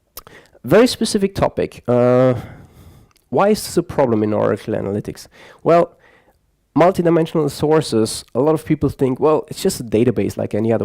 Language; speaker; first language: English; non-native, fluent; German